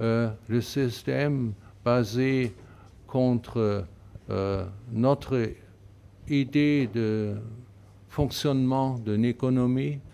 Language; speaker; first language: French; non-native, fluent; German